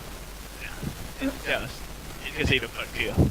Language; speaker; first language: Danish; native; Danish